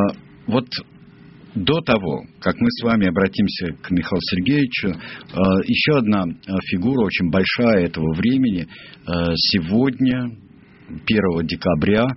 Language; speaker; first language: Russian; native; Russian